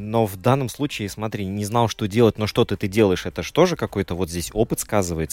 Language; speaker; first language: Russian; native; Russian